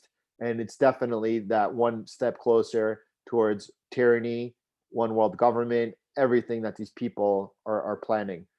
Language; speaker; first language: English; native; English